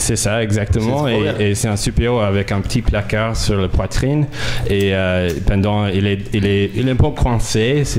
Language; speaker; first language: French; non-native, fluent; English